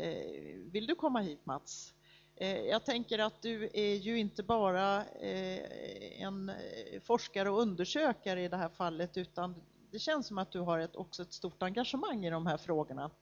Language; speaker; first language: Swedish; native; Swedish